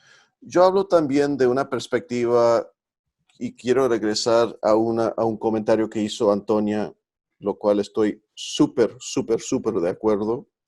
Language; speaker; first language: Spanish; early bilingual, heritage; Spanish